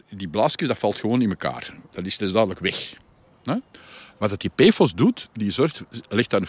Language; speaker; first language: Dutch; native; Dutch